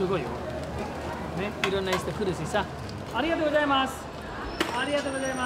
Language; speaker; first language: Japanese; non-native, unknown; Nepali